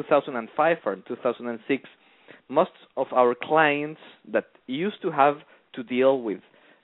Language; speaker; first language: English; non-native, fluent; Spanish